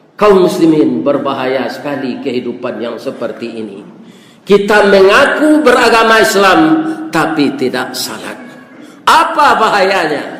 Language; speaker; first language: Malay; non-native, local second language; Minangkabau